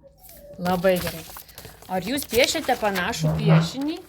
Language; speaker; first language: Lithuanian; native; Lithuanian